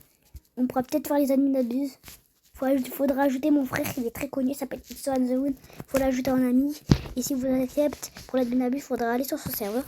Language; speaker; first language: French; native; French